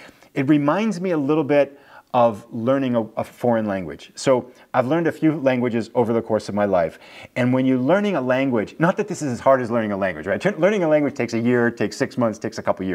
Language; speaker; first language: English; native; English